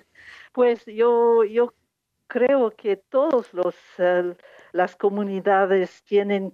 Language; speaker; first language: Spanish; non-native, fluent; English